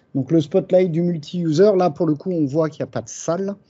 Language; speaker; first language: French; native; French